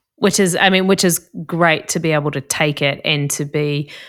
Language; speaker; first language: English; native; English